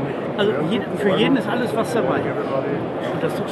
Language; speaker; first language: German; native; German